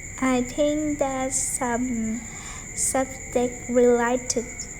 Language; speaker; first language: English; non-native, learner; Vietnamese